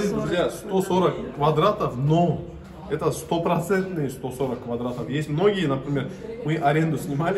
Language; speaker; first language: Russian; non-native, fluent; Turkish